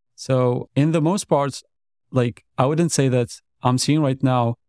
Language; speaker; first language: English; non-native, fluent; Arabic